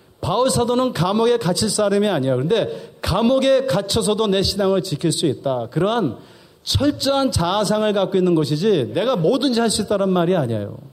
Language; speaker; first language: Korean; early bilingual, heritage; Korean